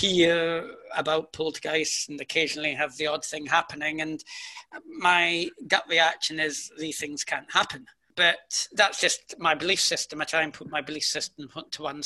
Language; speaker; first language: English; native; English